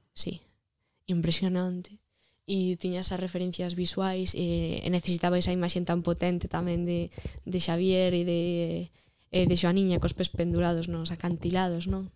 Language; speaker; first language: Galician; native; Galician